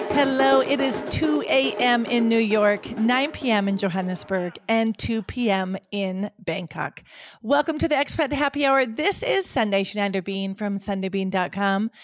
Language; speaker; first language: English; native; English